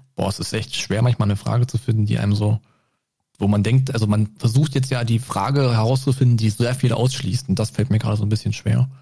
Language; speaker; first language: German; native; German